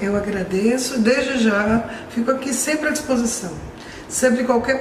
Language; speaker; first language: Portuguese; native; Portuguese